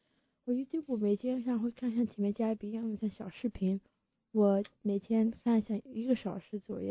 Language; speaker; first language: Chinese; early bilingual, heritage; Chinese